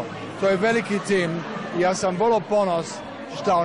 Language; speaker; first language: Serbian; early bilingual, heritage; English